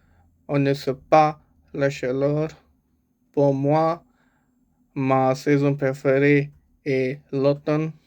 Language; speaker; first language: French; non-native, learner; Punjabi